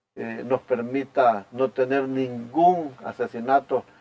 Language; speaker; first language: Spanish; native; Spanish